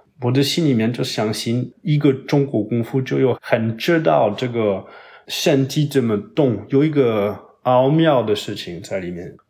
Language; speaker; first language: Chinese; non-native, fluent; French